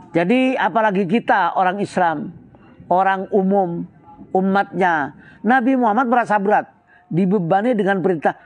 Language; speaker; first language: Indonesian; non-native, local second language; Madurese